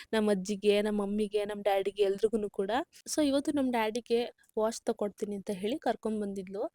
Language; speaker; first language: Kannada; native; Kannada